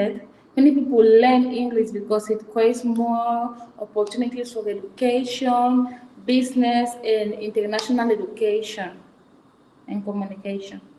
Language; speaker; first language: English; non-native, fluent; Fang